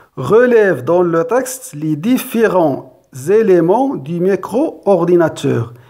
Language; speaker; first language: French; non-native, local second language; Arabic